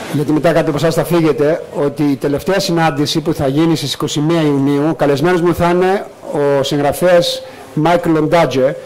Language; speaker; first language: Greek; early bilingual, other home language; English